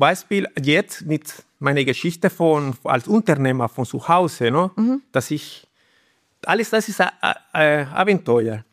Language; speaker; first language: German; non-native, learner; Spanish